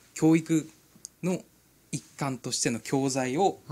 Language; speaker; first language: Japanese; native; Japanese